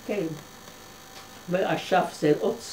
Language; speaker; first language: Hebrew; non-native, fluent; Dutch